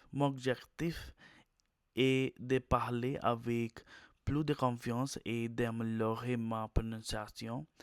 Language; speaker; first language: French; non-native, learner; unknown